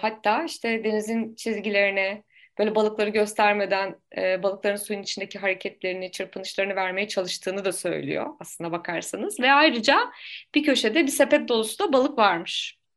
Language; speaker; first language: Turkish; native; Turkish